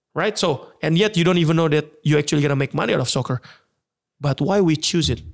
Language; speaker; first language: English; non-native, fluent; Indonesian